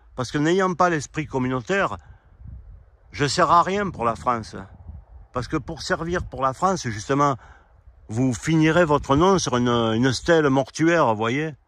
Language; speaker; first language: French; native; French